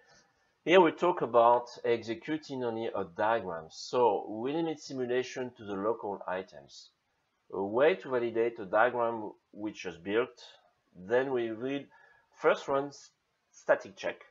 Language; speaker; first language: English; non-native, fluent; French